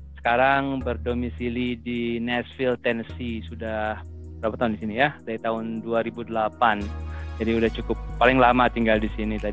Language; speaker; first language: Indonesian; native; Indonesian